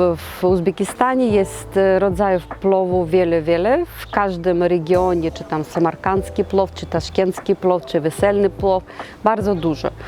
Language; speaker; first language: Polish; non-native, fluent; Russian